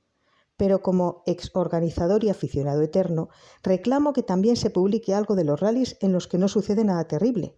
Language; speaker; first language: Spanish; native; Spanish